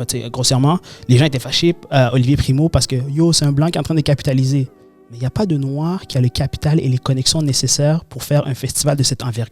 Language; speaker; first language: French; native; French